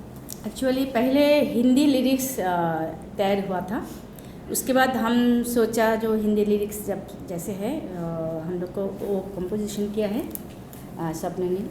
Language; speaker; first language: Hindi; non-native, local second language; Bangla